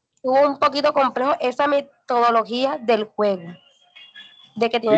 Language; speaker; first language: Spanish; native; Spanish